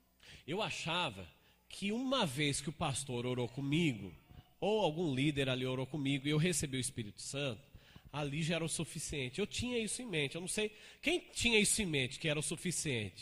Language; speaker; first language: Portuguese; native; Portuguese